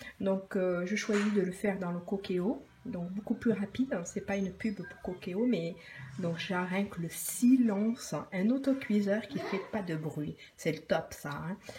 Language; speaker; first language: French; early bilingual, other home language; Arabic